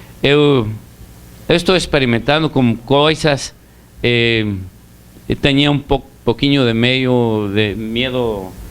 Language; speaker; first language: Portuguese; non-native, learner; Spanish